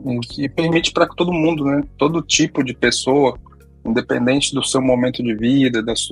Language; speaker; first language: Portuguese; native; Portuguese